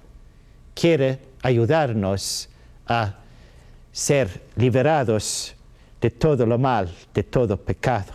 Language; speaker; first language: Spanish; non-native, learner; Swedish